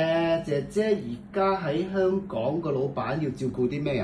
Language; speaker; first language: Cantonese; native; Cantonese